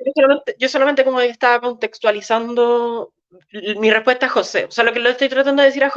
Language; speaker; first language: Spanish; native; Spanish